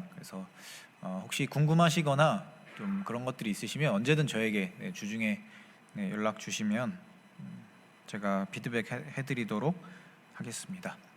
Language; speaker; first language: Korean; native; Korean